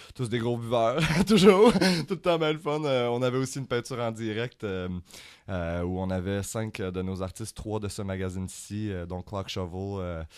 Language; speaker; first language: French; native; French